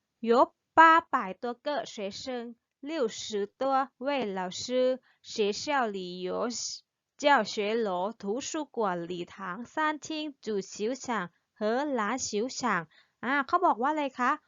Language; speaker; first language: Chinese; non-native, learner; Thai